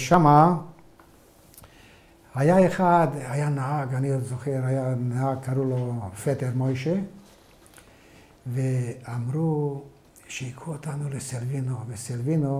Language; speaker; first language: Hebrew; non-native, fluent; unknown